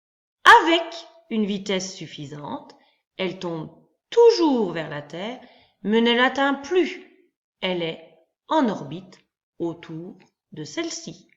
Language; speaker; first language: French; native; French